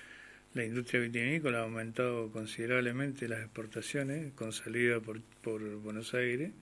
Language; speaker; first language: Spanish; native; Spanish